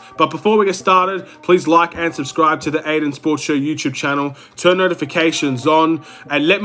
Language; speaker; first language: English; native; English